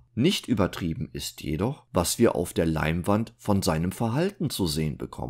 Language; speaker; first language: German; native; German